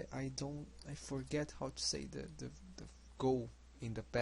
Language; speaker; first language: English; non-native, learner; Portuguese